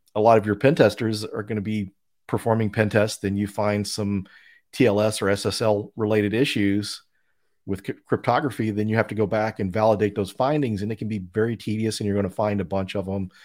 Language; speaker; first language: English; native; English